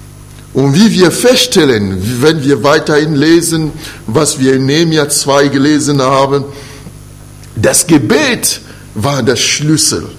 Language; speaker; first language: German; non-native, fluent; French